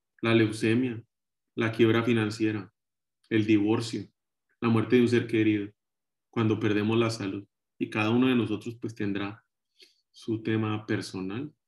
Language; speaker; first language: Spanish; native; Spanish